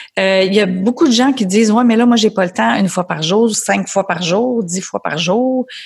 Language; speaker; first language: French; native; French